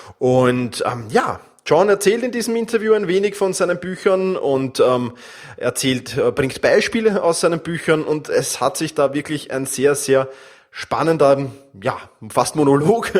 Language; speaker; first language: German; native; German